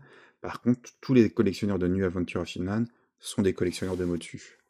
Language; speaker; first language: French; native; French